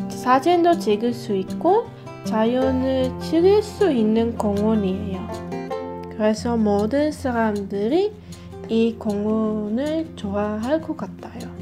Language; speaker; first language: Korean; non-native, fluent; Dutch